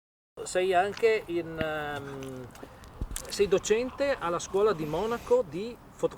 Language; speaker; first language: Italian; native; Italian